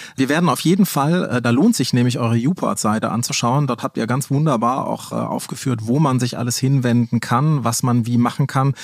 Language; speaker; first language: German; native; German